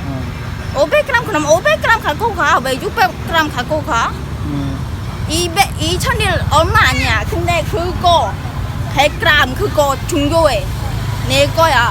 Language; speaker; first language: Korean; non-native, learner; Khmer